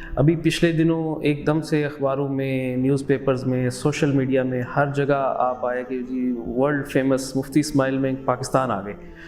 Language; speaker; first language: Urdu; native; Urdu